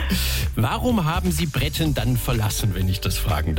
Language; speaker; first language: German; native; German